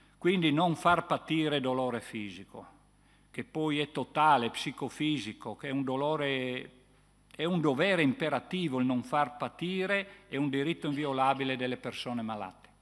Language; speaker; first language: Italian; native; Italian